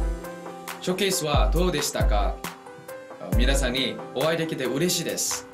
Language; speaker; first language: Japanese; non-native, learner; Korean